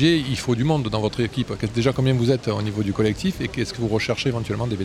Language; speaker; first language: French; native; French